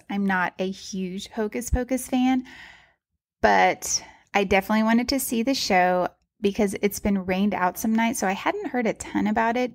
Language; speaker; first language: English; native; English